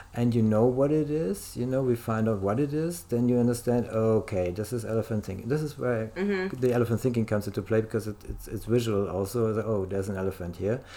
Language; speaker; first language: English; non-native, fluent; German